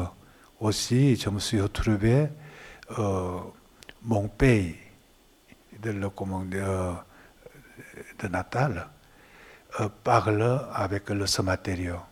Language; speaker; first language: French; non-native, learner; Korean